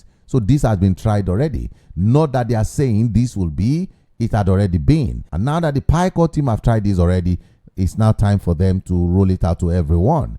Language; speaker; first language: English; non-native, local second language; Yoruba